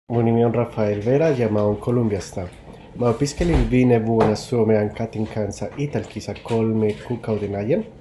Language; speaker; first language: Finnish; non-native, learner; Spanish